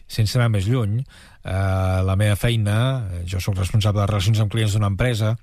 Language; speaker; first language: Catalan; native; Catalan